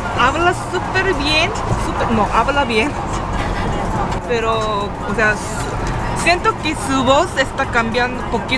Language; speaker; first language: Spanish; early bilingual, other home language; Korean